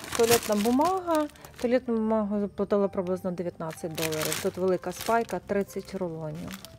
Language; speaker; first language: Ukrainian; non-native, local second language; Russian